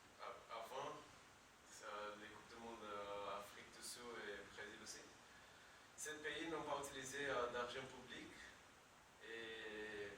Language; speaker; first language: French; non-native, learner; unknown